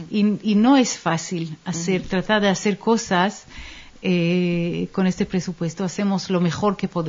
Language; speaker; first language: Spanish; non-native, fluent; Hebrew